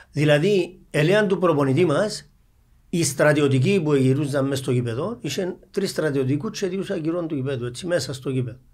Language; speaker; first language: Greek; native; Greek